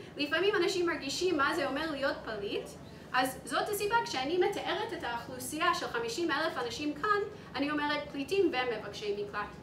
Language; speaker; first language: Hebrew; non-native, fluent; English